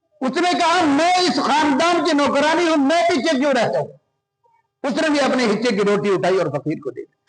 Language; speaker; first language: Urdu; non-native, local second language; Punjabi